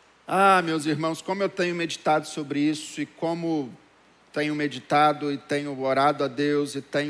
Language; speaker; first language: Portuguese; native; Portuguese